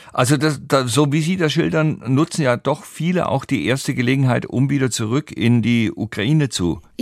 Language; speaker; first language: German; native; German